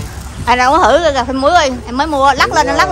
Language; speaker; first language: Vietnamese; native; Vietnamese